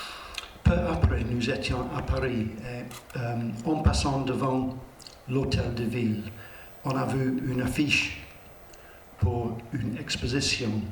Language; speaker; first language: French; non-native, learner; English